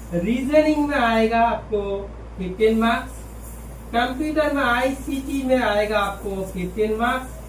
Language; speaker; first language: Hindi; non-native, local second language; Bangla